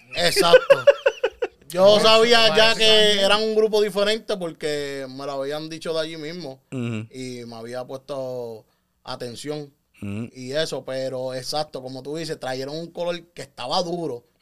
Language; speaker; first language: Spanish; native; Spanish